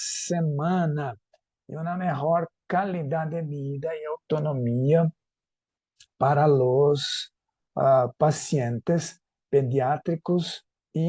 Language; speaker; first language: Spanish; non-native, fluent; Portuguese